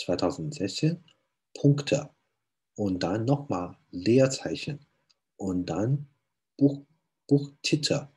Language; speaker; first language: German; non-native, fluent; Chinese